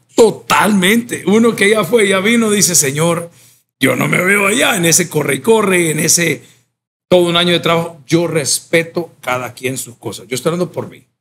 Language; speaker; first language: Spanish; native; Spanish